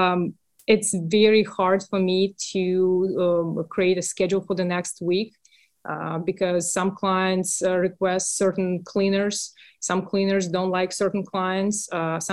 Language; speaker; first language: English; non-native, fluent; Russian